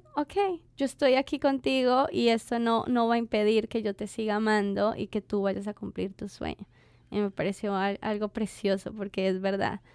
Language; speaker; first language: Spanish; native; Spanish